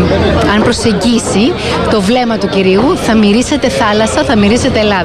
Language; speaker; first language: Greek; native; Greek